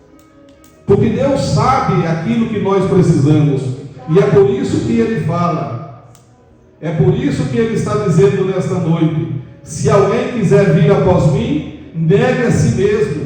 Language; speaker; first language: Portuguese; native; Portuguese